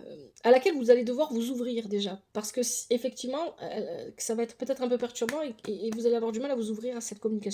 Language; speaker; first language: French; native; French